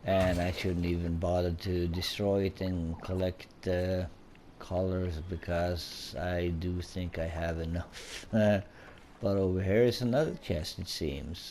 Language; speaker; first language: English; non-native, fluent; Swedish